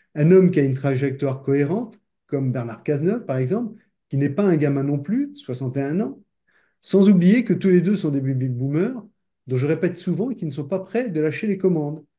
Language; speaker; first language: French; native; French